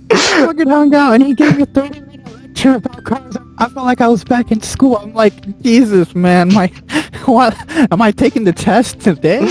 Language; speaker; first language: English; native; English